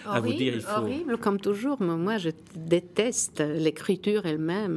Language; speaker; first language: French; non-native, fluent; Polish